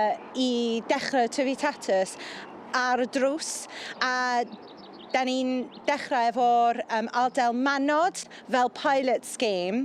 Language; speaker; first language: Welsh; non-native, fluent; English